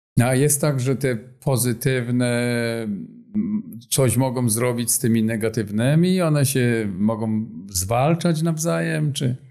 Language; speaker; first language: Polish; native; Polish